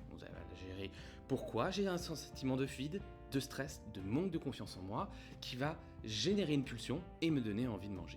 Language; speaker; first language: French; native; French